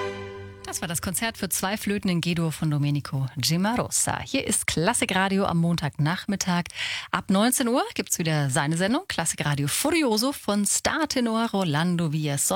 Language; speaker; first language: German; native; German